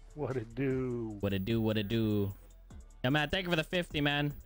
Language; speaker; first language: English; native; English